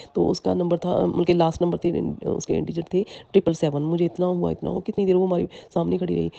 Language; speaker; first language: Hindi; non-native, local second language; Punjabi